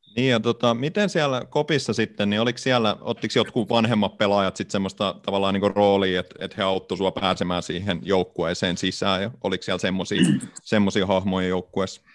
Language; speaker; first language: Finnish; native; Finnish